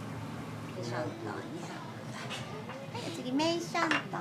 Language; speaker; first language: Japanese; native; Japanese